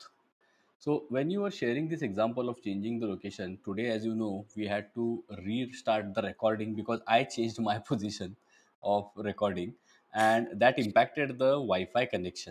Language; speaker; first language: English; non-native, local second language; Marathi